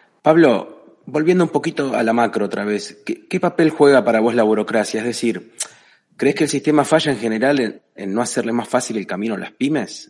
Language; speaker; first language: Spanish; native; Spanish